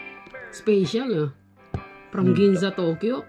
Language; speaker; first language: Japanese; non-native, learner; Filipino